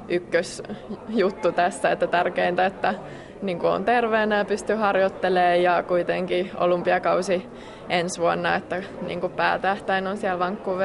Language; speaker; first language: Finnish; native; Finnish